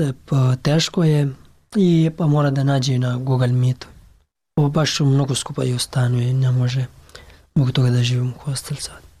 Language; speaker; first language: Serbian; non-native, learner; Pashto